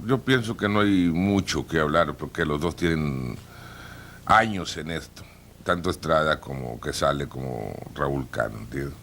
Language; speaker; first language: Spanish; native; Spanish